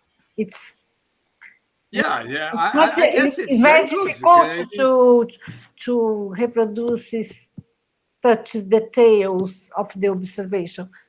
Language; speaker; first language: English; non-native, fluent; Portuguese